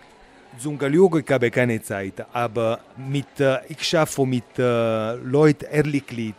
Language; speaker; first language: German; non-native, learner; Italian